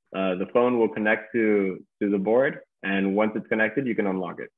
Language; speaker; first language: English; native; English